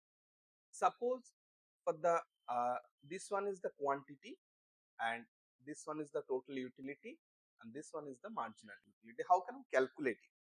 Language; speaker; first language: English; non-native, local second language; Bangla